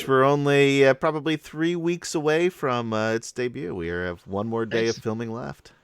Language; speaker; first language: English; native; English